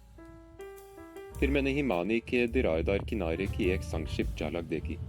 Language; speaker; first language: Hindi; non-native, fluent; Norwegian